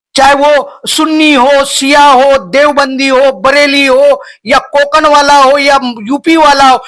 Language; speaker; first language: Hindi; non-native, local second language; Marathi